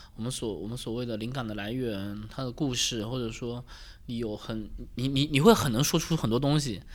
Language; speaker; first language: Chinese; native; Chinese